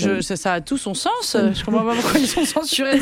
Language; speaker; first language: French; native; French